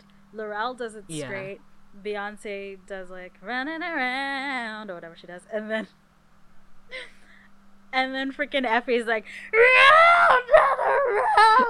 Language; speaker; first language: English; native; English